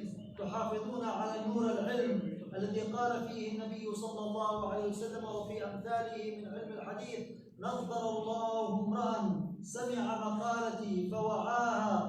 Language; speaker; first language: Arabic; native; Arabic